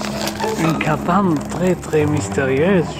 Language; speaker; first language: French; non-native, learner; English